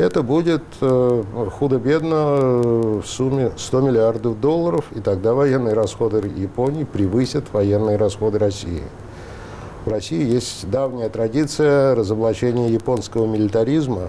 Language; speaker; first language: Russian; native; Russian